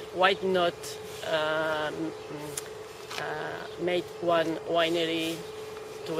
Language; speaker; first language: English; non-native, learner; Catalan